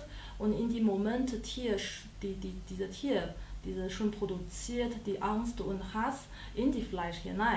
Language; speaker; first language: German; non-native, learner; Chinese